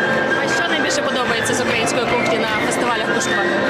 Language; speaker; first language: Ukrainian; native; Ukrainian